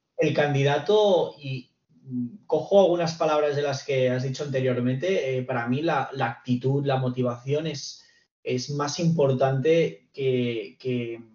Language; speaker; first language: Spanish; native; Spanish